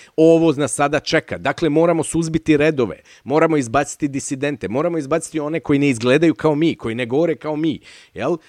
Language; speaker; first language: Serbian; native; Serbian